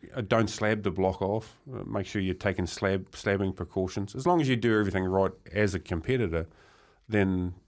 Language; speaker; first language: English; native; English